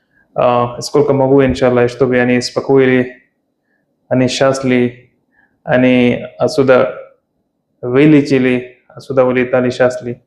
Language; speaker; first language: Russian; non-native, fluent; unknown